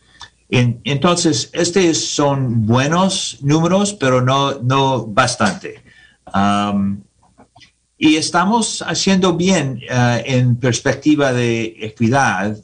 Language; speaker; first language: Spanish; non-native, learner; English